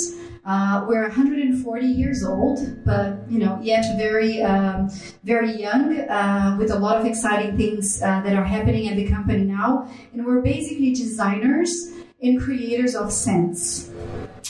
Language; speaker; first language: English; non-native, fluent; Portuguese